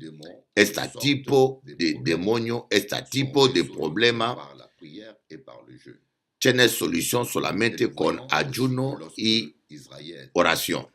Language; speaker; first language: Spanish; non-native, learner; French